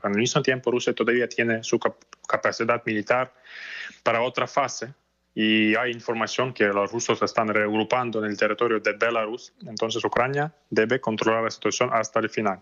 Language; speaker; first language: Spanish; non-native, fluent; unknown